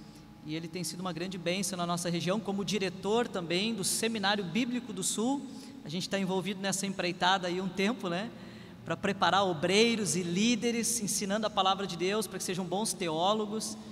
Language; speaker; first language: Portuguese; native; Portuguese